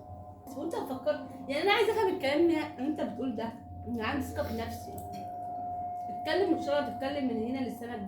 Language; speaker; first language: Arabic; native; Arabic